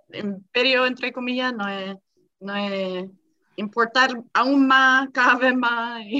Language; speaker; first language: Spanish; non-native, fluent; English